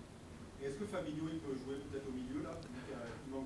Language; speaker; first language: French; native; French